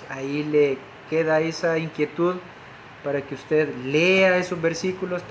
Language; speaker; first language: Spanish; native; Spanish